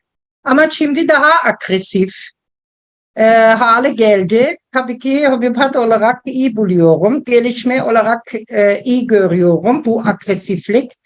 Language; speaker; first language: Turkish; non-native, learner; German